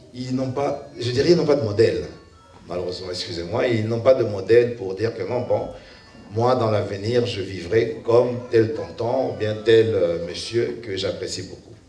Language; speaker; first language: French; non-native, local second language; Lingala